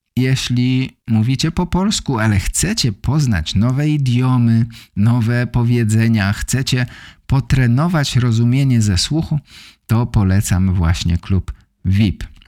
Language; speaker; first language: Polish; native; Polish